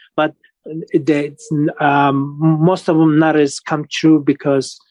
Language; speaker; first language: English; non-native, learner; Mongolian